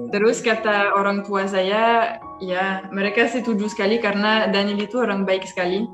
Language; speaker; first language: Indonesian; non-native, fluent; French